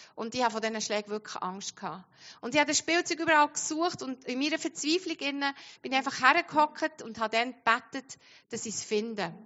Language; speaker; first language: German; non-native, fluent; Arabic